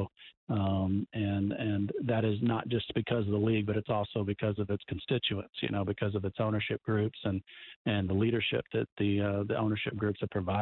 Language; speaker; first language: English; native; English